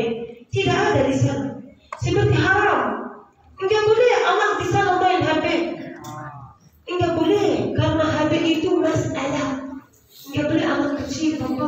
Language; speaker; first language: Indonesian; non-native, learner; Arabic